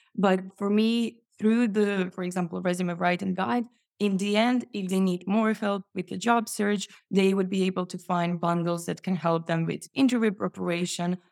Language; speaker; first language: English; non-native, fluent; Croatian